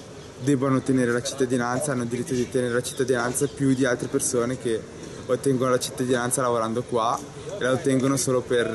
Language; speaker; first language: Italian; early bilingual, other home language; Bangla